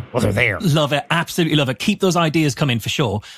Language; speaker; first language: English; native; English